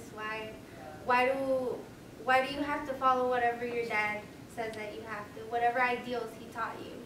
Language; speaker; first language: English; native; English